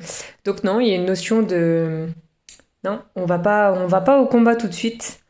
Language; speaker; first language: French; native; French